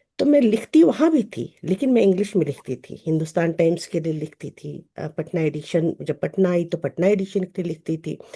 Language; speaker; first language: Hindi; native; Hindi